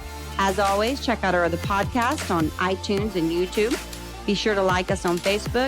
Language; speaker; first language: English; native; English